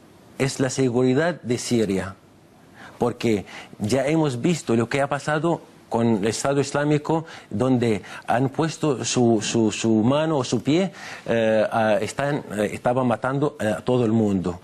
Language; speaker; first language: Spanish; non-native, fluent; Arabic